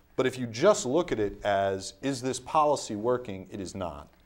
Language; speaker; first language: English; native; English